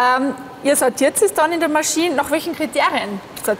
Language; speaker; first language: German; native; German